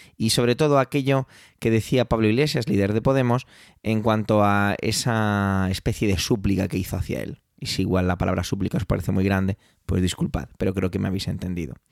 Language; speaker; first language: Spanish; early bilingual, other home language; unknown